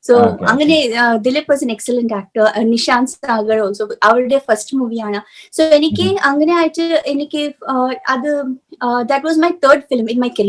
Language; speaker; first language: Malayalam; non-native, learner; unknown